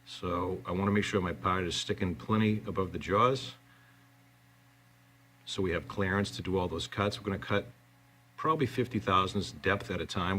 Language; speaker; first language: English; native; English